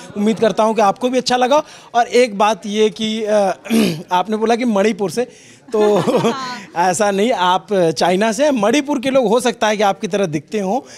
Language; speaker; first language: Hindi; native; Hindi